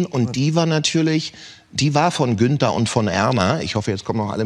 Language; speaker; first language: German; native; German